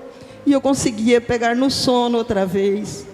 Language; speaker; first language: Portuguese; native; Portuguese